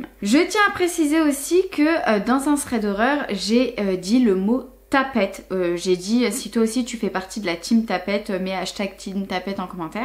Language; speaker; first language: French; native; French